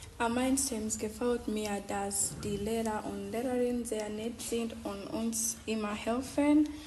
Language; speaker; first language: German; non-native, learner; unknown